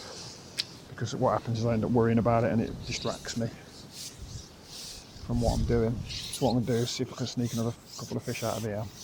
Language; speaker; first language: English; native; English